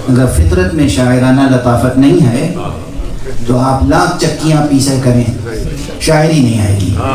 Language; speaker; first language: Urdu; native; Urdu